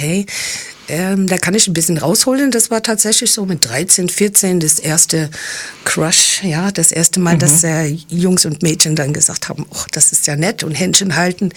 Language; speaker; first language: German; non-native, fluent; English